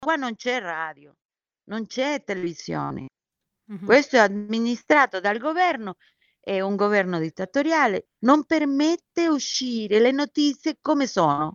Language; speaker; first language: Italian; non-native, fluent; Spanish